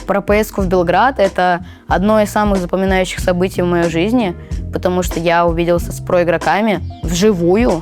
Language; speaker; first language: Russian; native; Russian